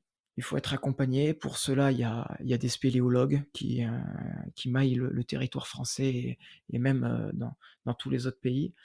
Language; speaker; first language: French; native; French